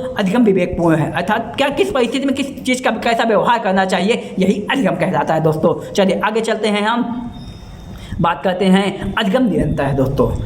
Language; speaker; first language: Hindi; native; Hindi